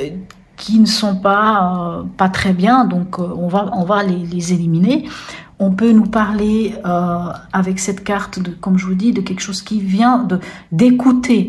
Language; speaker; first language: French; native; French